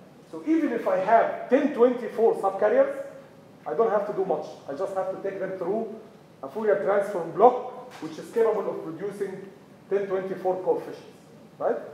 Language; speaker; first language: English; non-native, fluent; Arabic